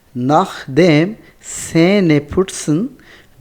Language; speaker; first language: German; non-native, learner; Urdu